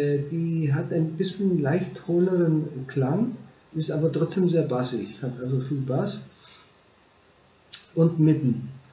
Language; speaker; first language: German; non-native, fluent; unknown